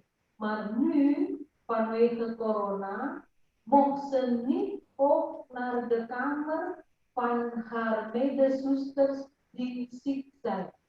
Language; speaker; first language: Dutch; non-native, fluent; Indonesian